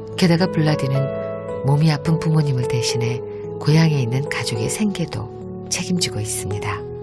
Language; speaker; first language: Korean; native; Korean